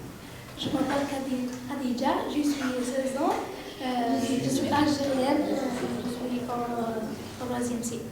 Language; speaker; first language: French; non-native, learner; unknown